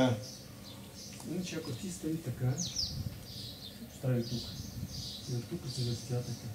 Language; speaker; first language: Bulgarian; non-native, learner; Russian